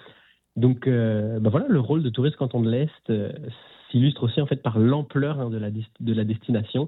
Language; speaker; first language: French; native; French